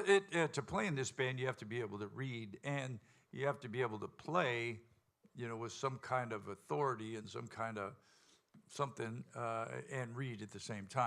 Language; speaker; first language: English; native; English